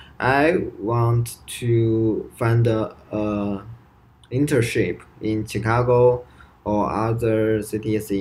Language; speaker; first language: English; non-native, learner; Chinese